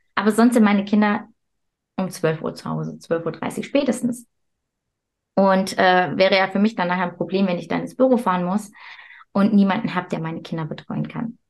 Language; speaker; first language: German; early bilingual, other home language; Turkish